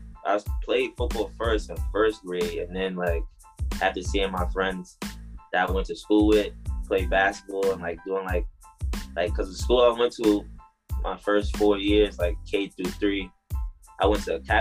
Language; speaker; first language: English; native; English